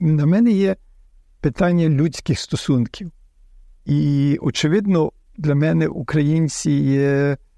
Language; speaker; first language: Ukrainian; early bilingual, heritage; Ukrainian